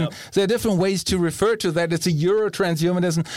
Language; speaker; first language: English; non-native, fluent; German